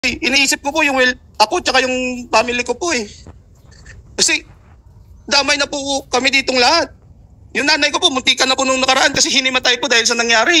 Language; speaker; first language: Filipino; native; Filipino